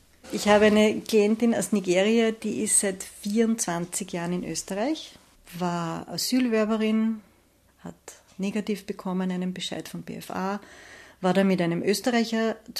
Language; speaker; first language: German; native; German